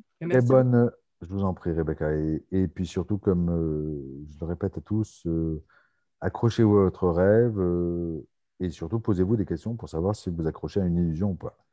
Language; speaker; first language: French; native; French